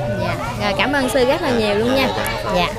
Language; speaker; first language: Vietnamese; native; Vietnamese